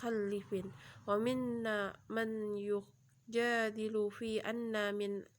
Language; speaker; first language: Arabic; non-native, learner; Indonesian